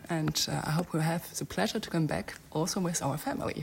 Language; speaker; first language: English; non-native, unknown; French